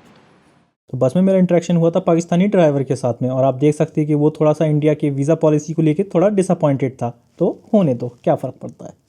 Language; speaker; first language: Hindi; native; Hindi